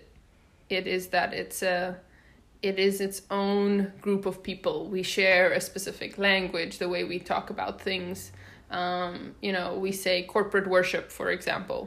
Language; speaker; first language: English; non-native, local second language; Afrikaans